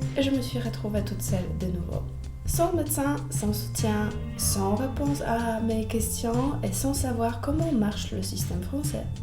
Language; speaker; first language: French; non-native, fluent; Polish